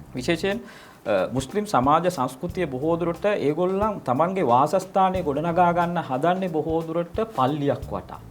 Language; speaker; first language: Sinhala; non-native, local second language; Tamil